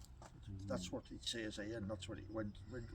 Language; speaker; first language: English; native; English